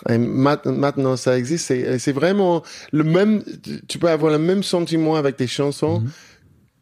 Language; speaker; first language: French; non-native, fluent; English